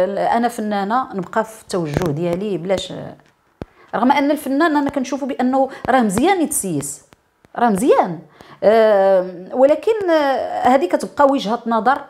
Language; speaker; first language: Arabic; native; Arabic